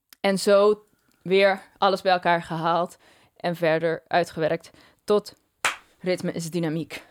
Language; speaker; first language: Dutch; non-native, local second language; Papiamento